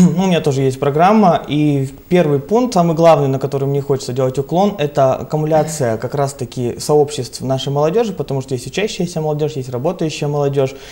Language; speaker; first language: Russian; native; Russian